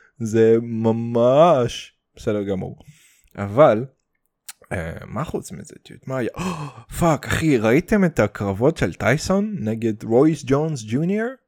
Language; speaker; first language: Hebrew; early bilingual, other home language; Russian